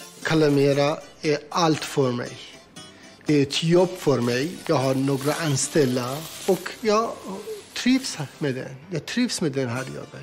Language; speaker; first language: Swedish; non-native, learner; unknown